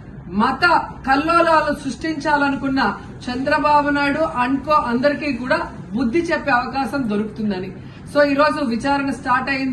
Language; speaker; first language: Telugu; native; Telugu